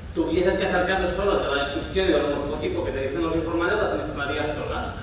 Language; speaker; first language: Spanish; non-native, local second language; Catalan